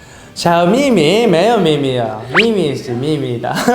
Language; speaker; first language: Chinese; non-native, learner; Japanese